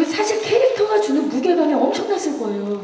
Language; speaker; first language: Korean; native; Korean